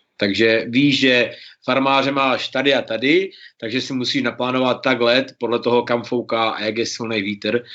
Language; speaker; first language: Czech; early bilingual, heritage; Czech